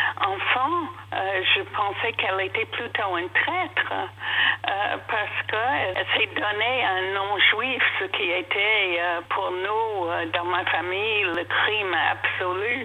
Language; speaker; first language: French; non-native, fluent; English